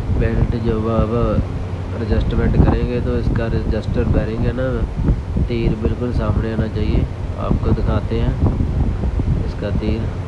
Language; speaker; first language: Hindi; non-native, local second language; Punjabi